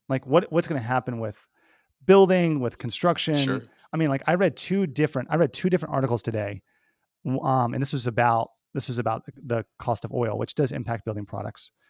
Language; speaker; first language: English; native; English